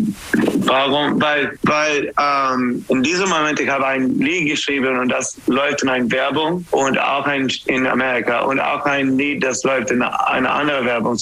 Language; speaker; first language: German; non-native, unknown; English